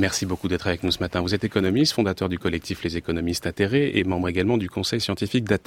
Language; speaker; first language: French; native; French